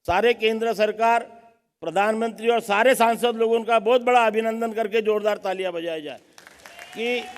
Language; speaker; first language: Hindi; non-native, local second language; Marathi